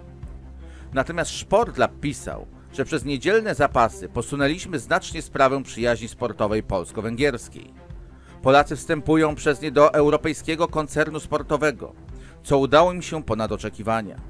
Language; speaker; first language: Polish; native; Polish